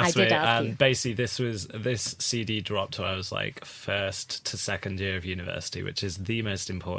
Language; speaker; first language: English; native; English